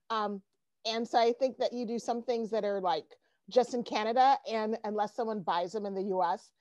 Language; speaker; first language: English; native; English